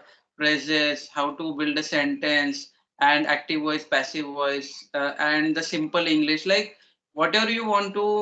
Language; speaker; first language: English; non-native, learner; Marathi